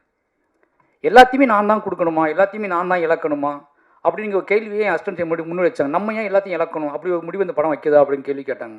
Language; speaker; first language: Tamil; native; Tamil